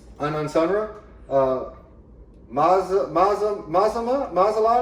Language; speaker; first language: Turkish; non-native, learner; English